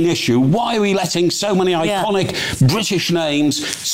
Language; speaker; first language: English; native; English